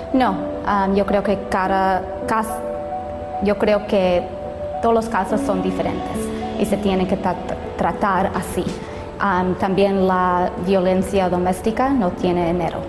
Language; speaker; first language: Spanish; early bilingual, heritage; Spanish